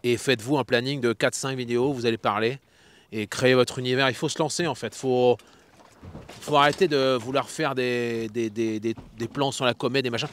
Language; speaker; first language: French; native; French